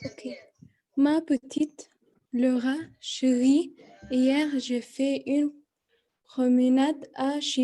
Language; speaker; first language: French; non-native, learner; Arabic